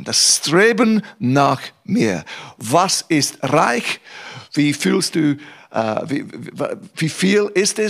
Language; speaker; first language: German; non-native, fluent; English